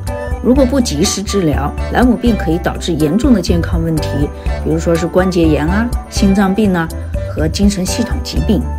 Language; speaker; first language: Chinese; native; Chinese